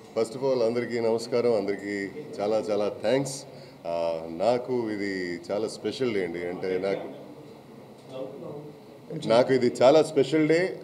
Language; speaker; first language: Telugu; non-native, fluent; Kannada